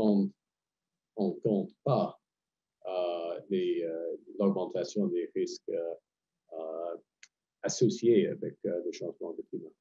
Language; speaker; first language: French; non-native, fluent; English